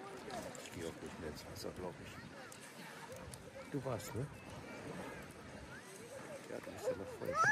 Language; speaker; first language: German; native; German